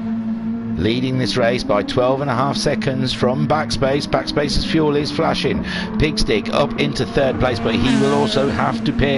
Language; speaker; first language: English; native; English